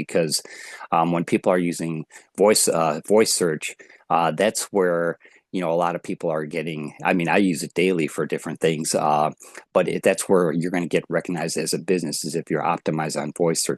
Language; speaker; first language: English; native; English